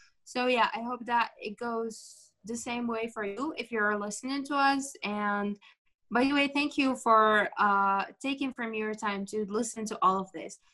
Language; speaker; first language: English; non-native, fluent; Arabic